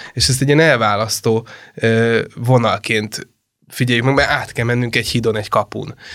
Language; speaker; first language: Hungarian; native; Hungarian